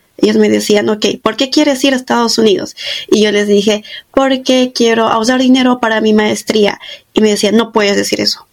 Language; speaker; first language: Spanish; native; Spanish